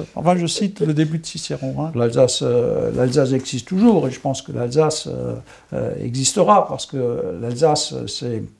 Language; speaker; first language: French; non-native, local second language; Swiss German